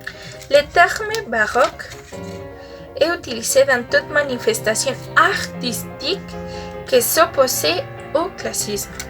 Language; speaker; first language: French; non-native, learner; Spanish